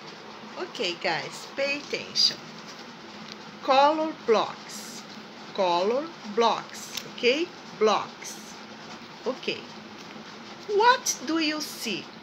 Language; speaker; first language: English; non-native, learner; Portuguese